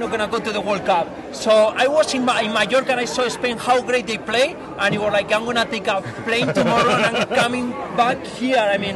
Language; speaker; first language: English; non-native, fluent; Spanish